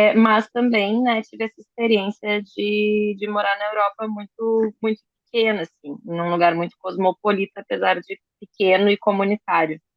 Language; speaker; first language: Portuguese; early bilingual, other home language; Spanish